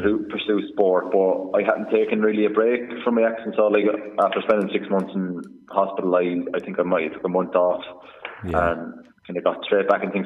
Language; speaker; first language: English; native; English